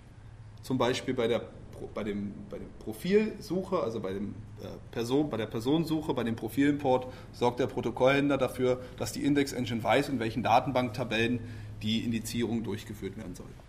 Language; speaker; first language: German; native; German